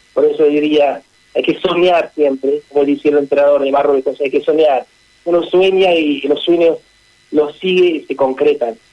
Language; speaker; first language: Spanish; non-native, fluent; Arabic